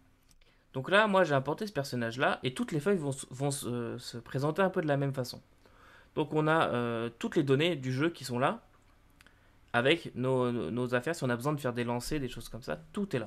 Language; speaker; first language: French; native; French